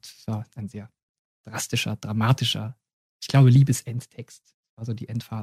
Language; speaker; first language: German; native; German